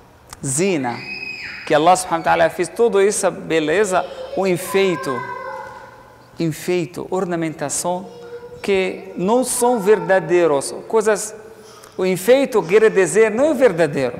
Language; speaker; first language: Portuguese; non-native, learner; Arabic